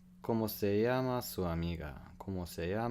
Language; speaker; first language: Spanish; non-native, learner; English